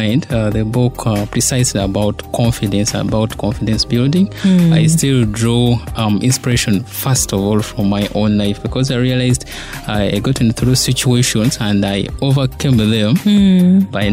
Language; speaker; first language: English; non-native, local second language; Ganda